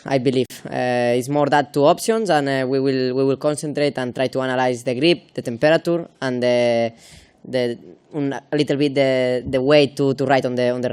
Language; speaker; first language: English; non-native, fluent; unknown